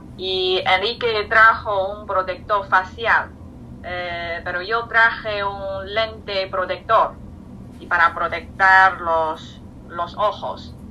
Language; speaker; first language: Spanish; non-native, fluent; Chinese